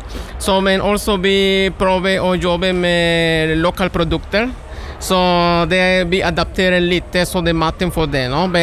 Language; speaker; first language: Norwegian; non-native, learner; Spanish